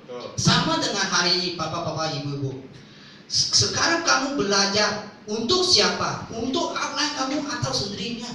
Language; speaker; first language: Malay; non-native, local second language; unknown